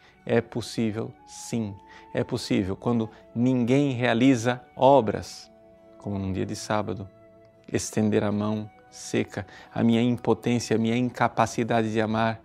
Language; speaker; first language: Portuguese; native; Portuguese